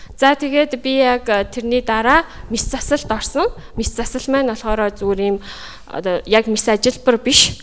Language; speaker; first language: Mongolian; native; Mongolian